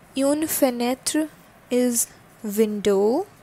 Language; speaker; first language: French; non-native, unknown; Punjabi